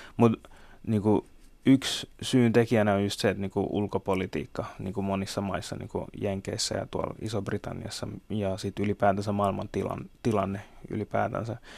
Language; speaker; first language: Finnish; early bilingual, other home language; Bangla